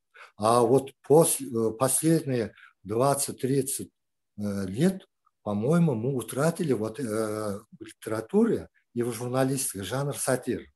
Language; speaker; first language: Russian; non-native, local second language; Kyrgyz